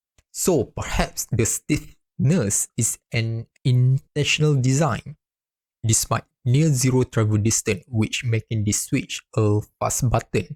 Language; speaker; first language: English; non-native, fluent; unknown